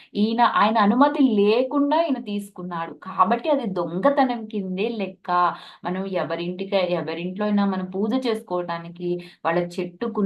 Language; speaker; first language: Telugu; native; Telugu